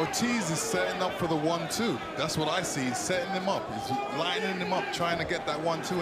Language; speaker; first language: English; native; English